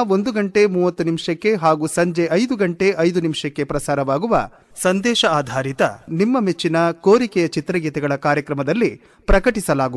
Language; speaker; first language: Kannada; native; Kannada